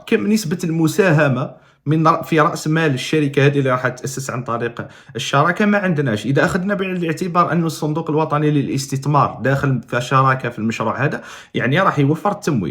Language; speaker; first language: Arabic; native; Arabic